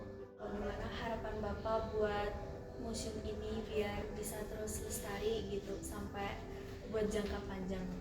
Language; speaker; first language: Indonesian; native; Indonesian